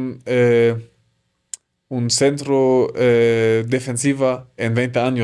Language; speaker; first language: Spanish; non-native, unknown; German